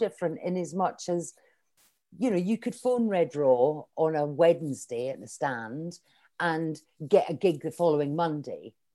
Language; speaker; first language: English; native; English